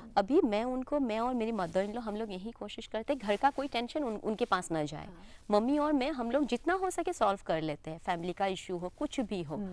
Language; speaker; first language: Hindi; non-native, local second language; Assamese